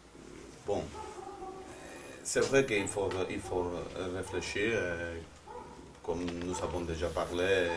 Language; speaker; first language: French; non-native, fluent; Spanish